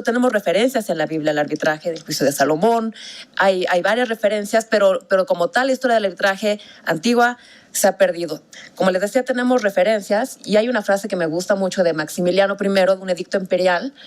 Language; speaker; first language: Spanish; native; Spanish